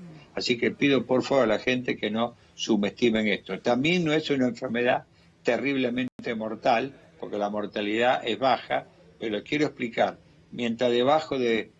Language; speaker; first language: Spanish; native; Spanish